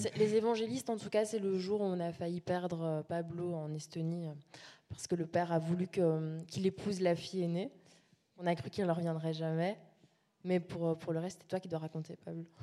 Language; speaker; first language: French; native; French